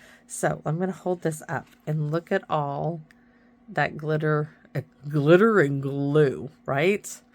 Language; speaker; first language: English; native; English